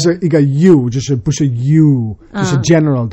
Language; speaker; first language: Chinese; early bilingual, heritage; Chinese